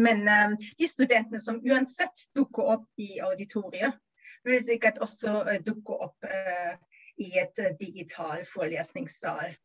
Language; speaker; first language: Norwegian; non-native, fluent; German